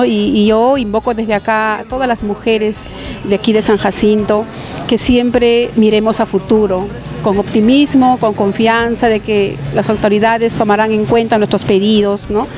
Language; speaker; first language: Spanish; native; Spanish